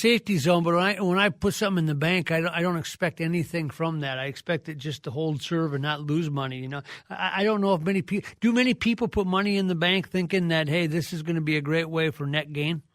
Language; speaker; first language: English; native; English